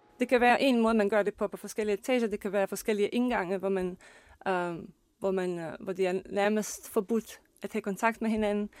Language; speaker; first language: Danish; non-native, fluent; Bosnian